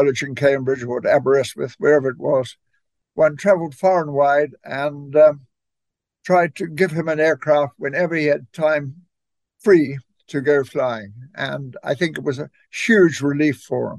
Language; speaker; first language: English; native; English